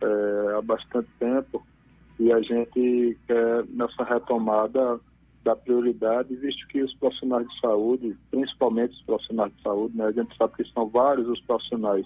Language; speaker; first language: Portuguese; native; Portuguese